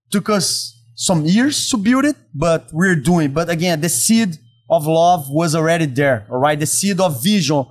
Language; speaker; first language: English; non-native, fluent; Portuguese